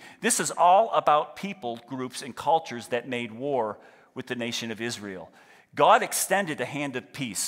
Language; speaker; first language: English; native; English